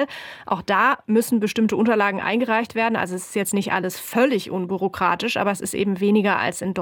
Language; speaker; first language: German; native; German